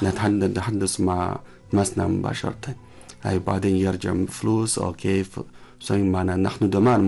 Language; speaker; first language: Arabic; non-native, learner; Chinese